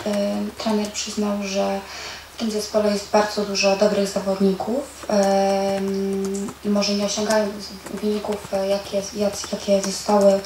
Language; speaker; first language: Polish; native; Polish